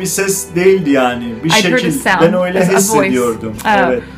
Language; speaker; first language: Turkish; non-native, fluent; Azerbaijani